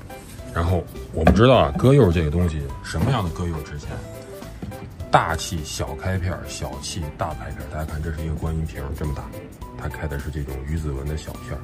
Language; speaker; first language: Chinese; native; Chinese